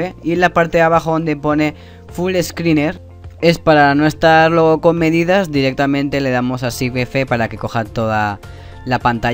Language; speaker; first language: Spanish; native; Spanish